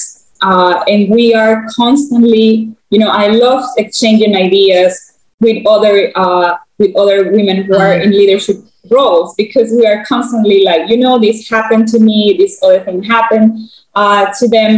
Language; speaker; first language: English; non-native, fluent; Spanish